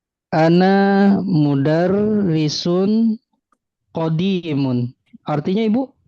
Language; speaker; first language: Arabic; non-native, fluent; Indonesian